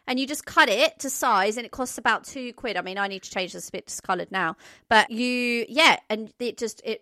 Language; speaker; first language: English; native; English